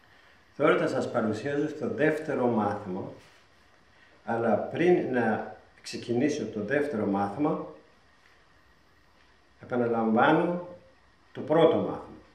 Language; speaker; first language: Greek; non-native, fluent; Persian